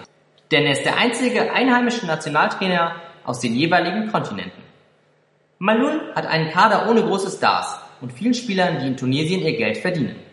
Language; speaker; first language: German; native; German